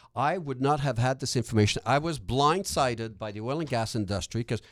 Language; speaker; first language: English; non-native, fluent; French